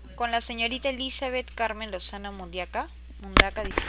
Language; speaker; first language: Spanish; native; Spanish